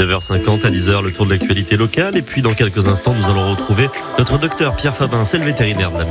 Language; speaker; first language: French; native; French